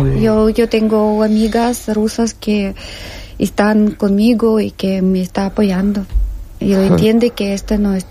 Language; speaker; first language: Spanish; non-native, learner; Ukrainian